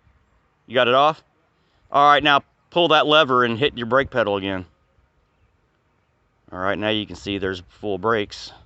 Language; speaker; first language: English; native; English